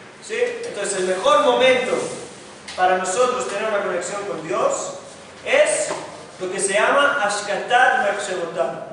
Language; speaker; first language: Spanish; non-native, fluent; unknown